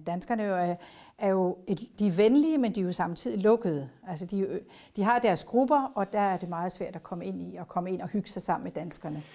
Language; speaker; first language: Danish; native; Danish